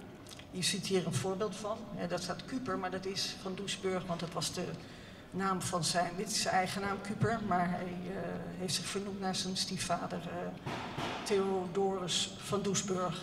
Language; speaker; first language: Dutch; native; Dutch